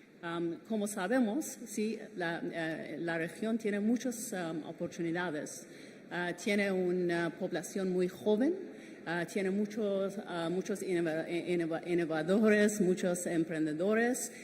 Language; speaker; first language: Spanish; non-native, fluent; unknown